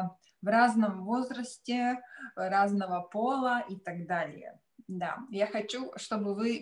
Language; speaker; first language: Russian; non-native, local second language; Latvian